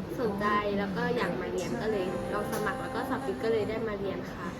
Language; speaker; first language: Thai; native; Thai